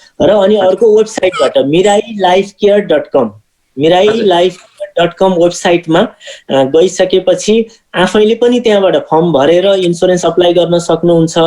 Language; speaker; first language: Nepali; native; Nepali